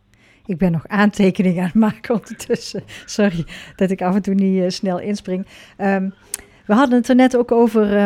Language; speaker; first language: Dutch; native; Dutch